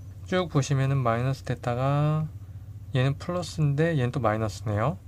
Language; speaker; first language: Korean; native; Korean